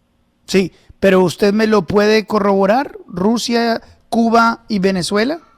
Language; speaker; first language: Spanish; native; Spanish